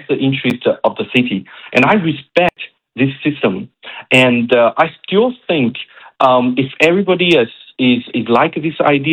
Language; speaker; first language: English; non-native, fluent; Chinese